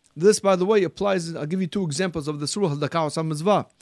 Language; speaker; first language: English; early bilingual, heritage; Arabic